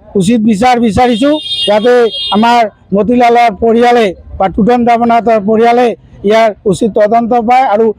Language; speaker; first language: Assamese; non-native, local second language; Bangla